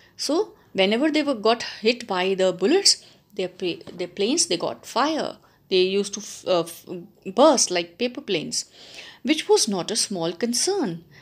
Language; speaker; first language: English; non-native, local second language; Punjabi